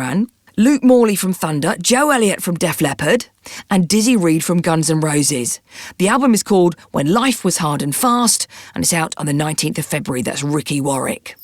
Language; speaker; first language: English; native; English